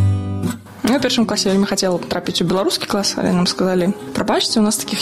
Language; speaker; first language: Belarusian; native; Belarusian